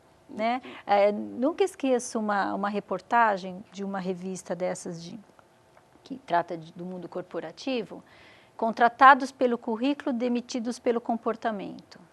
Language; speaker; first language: Portuguese; native; Portuguese